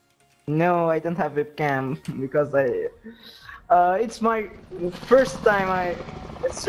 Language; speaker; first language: English; non-native, learner; Persian